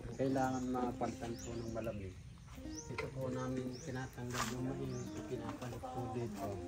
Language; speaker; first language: Filipino; native; Filipino